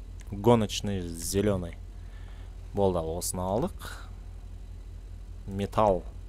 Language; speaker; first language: Russian; non-native, local second language; Kazakh